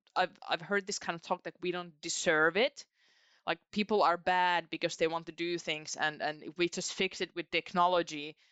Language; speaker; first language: English; non-native, fluent; Finnish